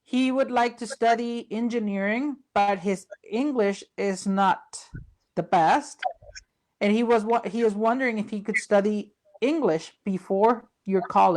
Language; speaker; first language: English; non-native, fluent; Spanish